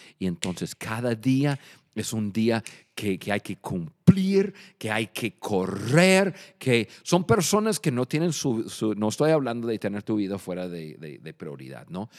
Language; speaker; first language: Spanish; non-native, fluent; English